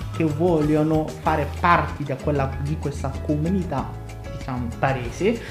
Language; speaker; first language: Italian; non-native, fluent; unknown